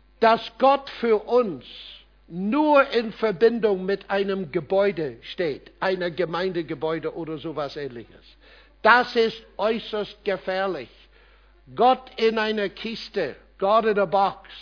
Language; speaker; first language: German; non-native, fluent; English